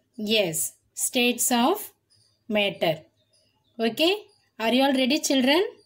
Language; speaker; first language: English; non-native, local second language; Tamil